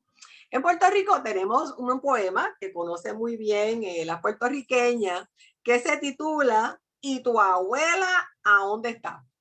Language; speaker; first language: Spanish; native; Spanish